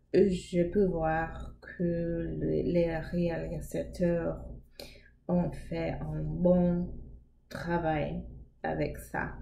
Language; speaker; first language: French; non-native, learner; English